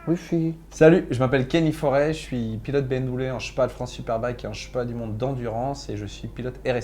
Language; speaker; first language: French; native; French